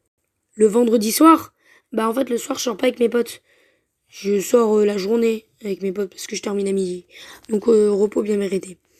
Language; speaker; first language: French; native; French